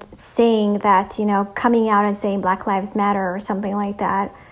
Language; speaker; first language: English; early bilingual, other home language; Amharic